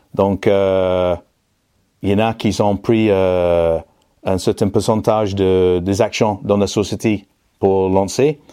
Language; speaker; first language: French; non-native, fluent; English